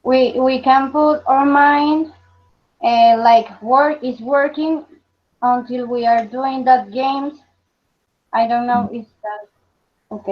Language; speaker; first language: English; non-native, learner; Spanish